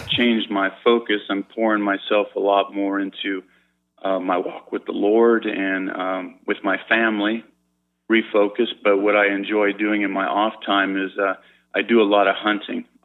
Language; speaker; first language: English; native; English